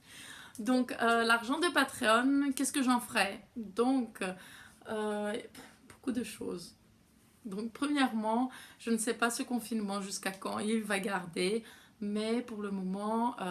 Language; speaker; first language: French; non-native, fluent; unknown